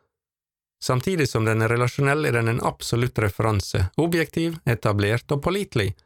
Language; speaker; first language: Norwegian; native; Norwegian